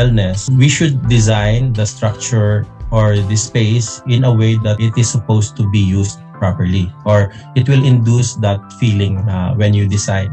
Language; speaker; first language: English; non-native, local second language; Hiligaynon